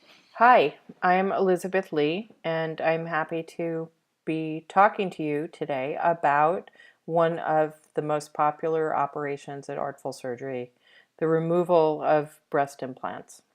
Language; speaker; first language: English; native; English